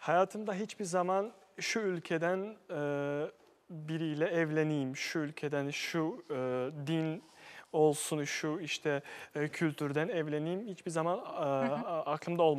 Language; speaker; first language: Turkish; non-native, fluent; Bosnian